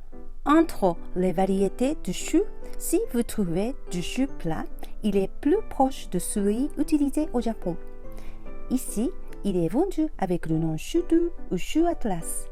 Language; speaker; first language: French; non-native, fluent; Japanese